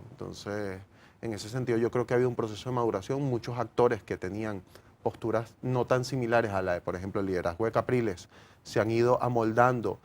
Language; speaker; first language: Spanish; native; Spanish